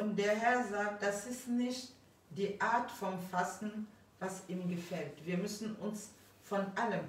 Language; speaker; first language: German; non-native, fluent; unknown